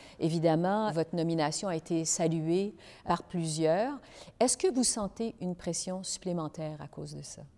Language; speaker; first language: French; native; French